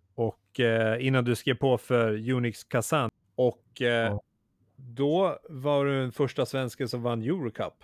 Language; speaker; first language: Swedish; native; Swedish